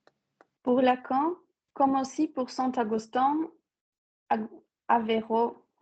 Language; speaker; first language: French; non-native, fluent; Portuguese